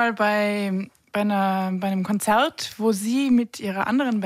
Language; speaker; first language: German; non-native, local second language; Luxembourgish